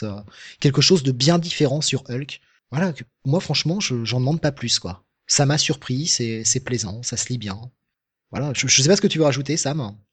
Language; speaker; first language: French; native; French